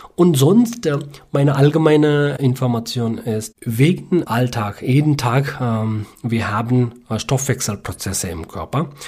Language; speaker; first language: German; non-native, learner; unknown